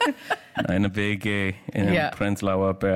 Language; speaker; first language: German; non-native, learner; English